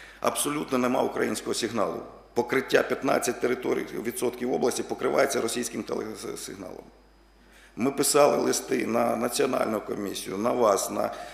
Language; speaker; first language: Ukrainian; native; Ukrainian